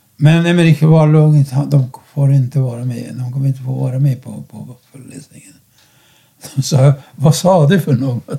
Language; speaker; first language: Swedish; non-native, fluent; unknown